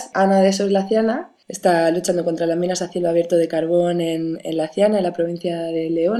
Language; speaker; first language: Spanish; native; Spanish